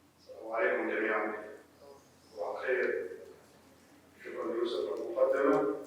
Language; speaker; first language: Arabic; native; Arabic